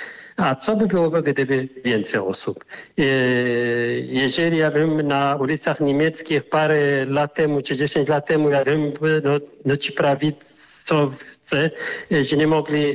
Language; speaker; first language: Polish; non-native, fluent; Arabic